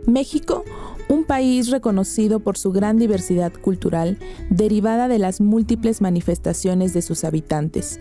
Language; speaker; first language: Spanish; native; Spanish